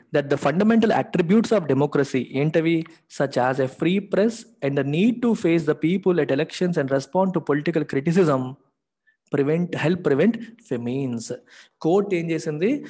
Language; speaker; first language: English; non-native, local second language; Telugu